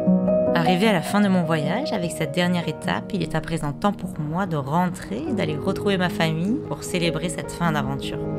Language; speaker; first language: French; native; French